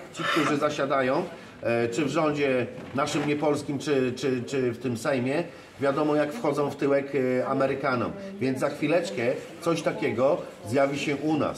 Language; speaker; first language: Polish; native; Polish